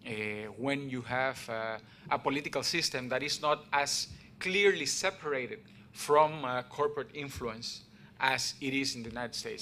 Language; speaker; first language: English; non-native, fluent; Spanish